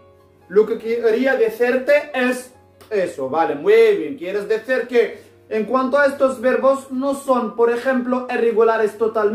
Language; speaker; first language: Spanish; non-native, fluent; Arabic